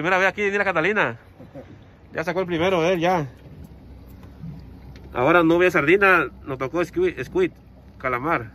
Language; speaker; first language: Spanish; native; Spanish